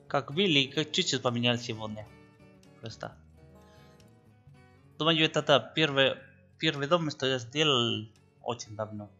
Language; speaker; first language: Russian; non-native, learner; Spanish